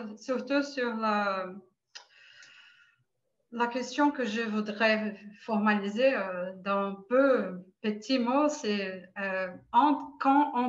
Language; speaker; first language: French; non-native, fluent; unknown